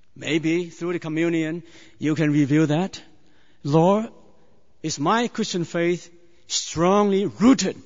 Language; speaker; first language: English; non-native, fluent; Chinese